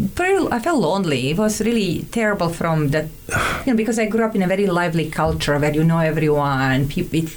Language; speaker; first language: English; non-native, fluent; Serbian